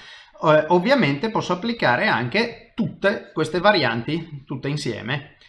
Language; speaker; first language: Italian; native; Italian